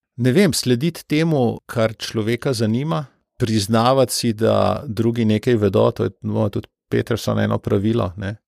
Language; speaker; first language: Slovenian; native; Slovenian